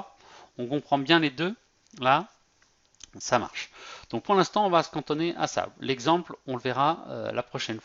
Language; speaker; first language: French; native; French